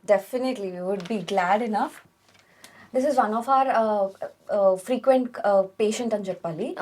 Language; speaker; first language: English; non-native, local second language; Telugu